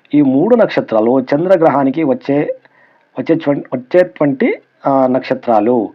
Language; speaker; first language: Telugu; non-native, local second language; Kannada